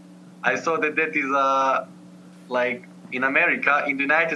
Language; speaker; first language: English; non-native, fluent; Serbian